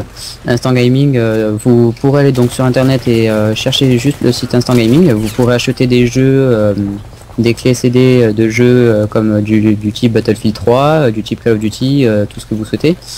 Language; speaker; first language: French; native; French